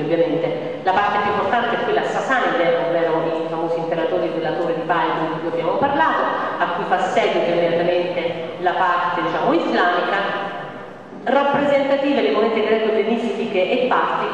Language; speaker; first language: Italian; native; Italian